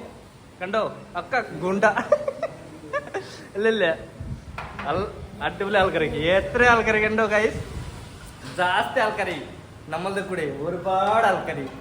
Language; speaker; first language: Malayalam; non-native, learner; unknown